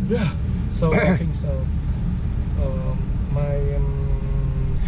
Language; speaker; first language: English; non-native, learner; Vietnamese